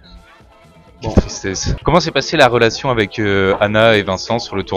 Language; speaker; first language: French; native; French